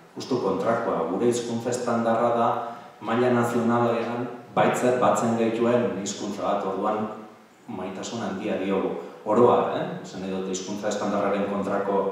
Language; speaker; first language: Basque; non-native, learner; Catalan